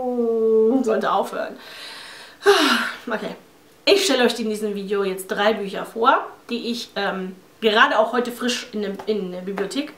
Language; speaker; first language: German; native; German